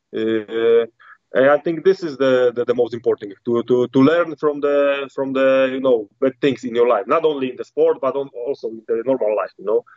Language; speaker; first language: English; non-native, learner; Polish